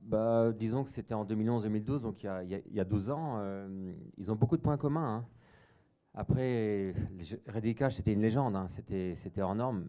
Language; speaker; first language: French; native; French